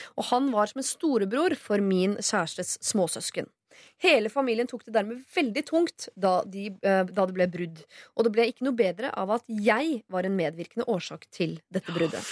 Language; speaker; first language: Norwegian; native; Norwegian